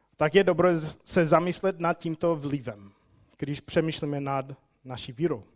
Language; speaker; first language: Czech; non-native, fluent; English